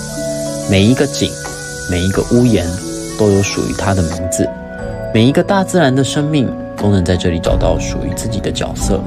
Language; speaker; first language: Chinese; native; Chinese